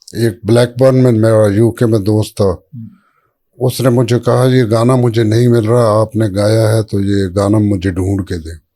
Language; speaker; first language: Urdu; non-native, local second language; Saraiki